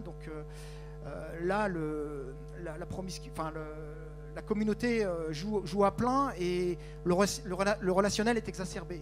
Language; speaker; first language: French; native; French